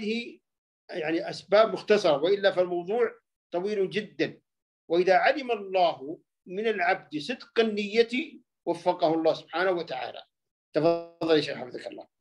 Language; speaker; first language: Arabic; native; Arabic